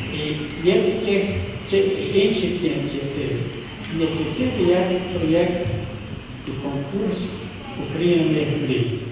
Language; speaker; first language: Polish; non-native, learner; Ukrainian